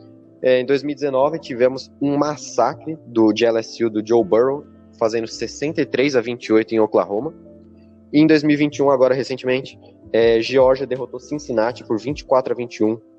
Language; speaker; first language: Portuguese; native; Portuguese